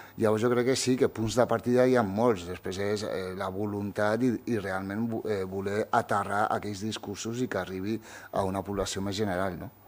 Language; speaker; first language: Catalan; early bilingual, other home language; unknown